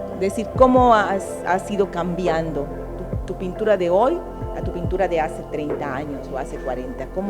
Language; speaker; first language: Spanish; native; Spanish